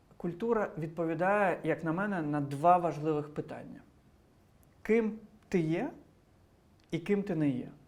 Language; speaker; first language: Ukrainian; non-native, local second language; Crimean Tatar